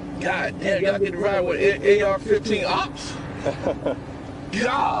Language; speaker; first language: English; native; English